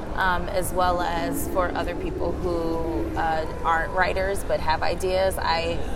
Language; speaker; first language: English; native; English